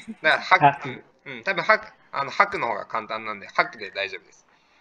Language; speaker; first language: Japanese; native; Japanese